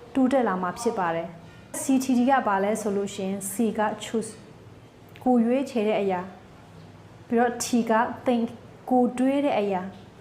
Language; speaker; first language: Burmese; non-native, local second language; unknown